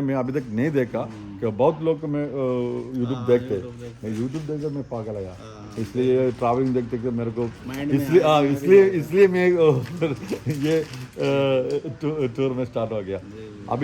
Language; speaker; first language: Hindi; non-native, local second language; Malayalam